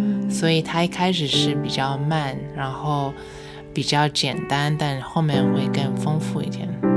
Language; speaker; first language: Chinese; early bilingual, other home language; English